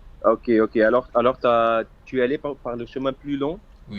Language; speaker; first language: French; non-native, fluent; Portuguese